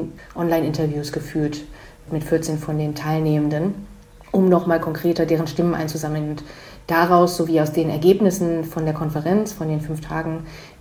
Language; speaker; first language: German; native; German